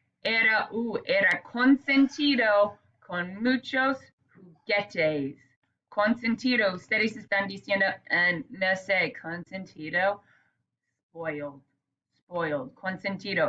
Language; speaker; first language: Spanish; non-native, fluent; English